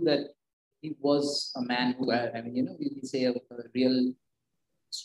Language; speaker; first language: English; non-native, local second language; Bangla